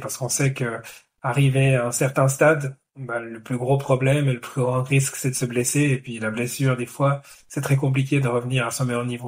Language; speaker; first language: French; native; French